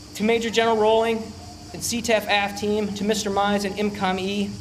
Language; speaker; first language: English; native; English